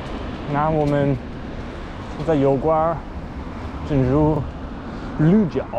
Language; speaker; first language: Chinese; non-native, fluent; German